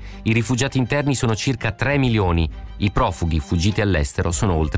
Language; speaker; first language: Italian; native; Italian